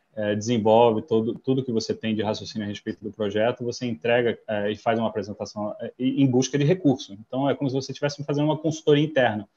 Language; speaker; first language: Portuguese; non-native, fluent; English